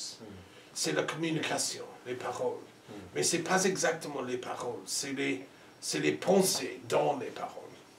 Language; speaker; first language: French; non-native, learner; English